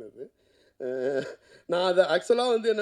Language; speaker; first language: Tamil; native; Tamil